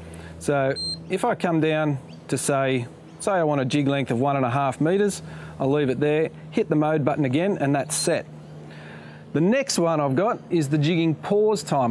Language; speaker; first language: English; native; English